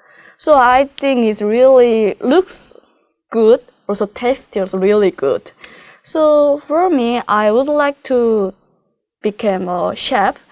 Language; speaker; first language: English; non-native, learner; Korean